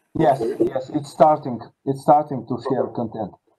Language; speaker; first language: English; non-native, fluent; Bulgarian